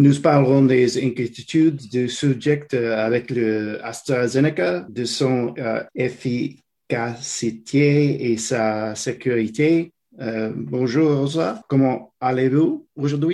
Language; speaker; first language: French; non-native, learner; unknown